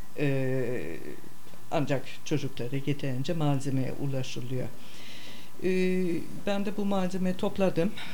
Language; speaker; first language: Turkish; non-native, fluent; German